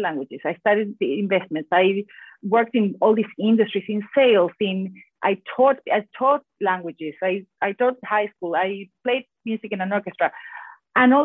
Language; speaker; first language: English; non-native, fluent; Spanish